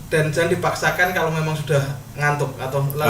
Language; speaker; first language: Indonesian; native; Indonesian